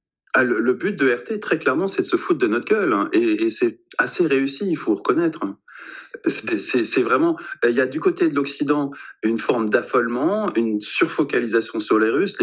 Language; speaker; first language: French; native; French